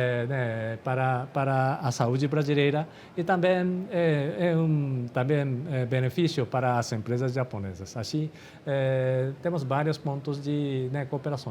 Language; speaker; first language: Portuguese; non-native, fluent; Japanese